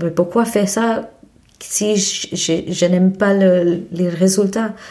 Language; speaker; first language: French; non-native, fluent; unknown